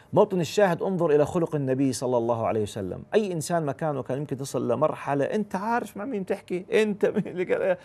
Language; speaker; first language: Arabic; native; Arabic